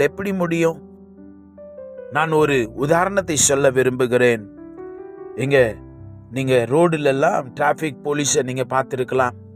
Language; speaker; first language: Tamil; native; Tamil